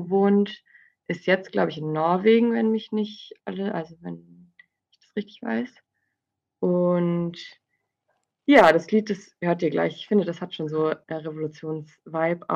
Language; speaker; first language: German; native; German